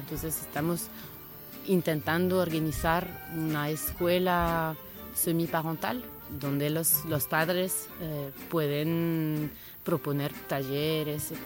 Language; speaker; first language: Spanish; non-native, fluent; French